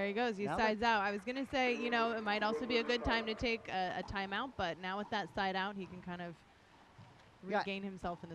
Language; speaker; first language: English; native; English